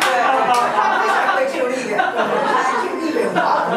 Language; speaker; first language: Chinese; non-native, fluent; Japanese